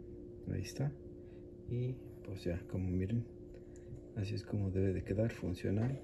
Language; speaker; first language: Spanish; native; Spanish